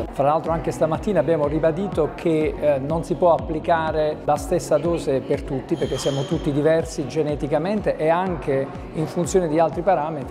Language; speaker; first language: Italian; native; Italian